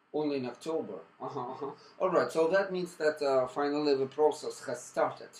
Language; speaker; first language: English; non-native, fluent; Russian